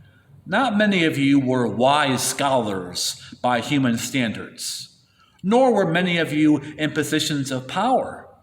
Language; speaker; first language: English; native; English